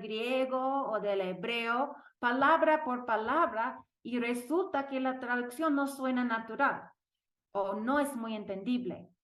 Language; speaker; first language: Spanish; non-native, fluent; English